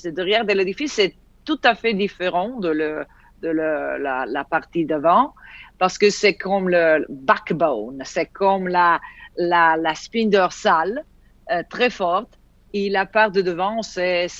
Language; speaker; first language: French; non-native, fluent; Italian